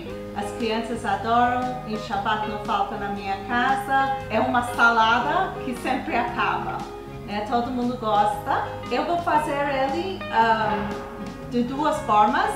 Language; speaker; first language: Portuguese; non-native, fluent; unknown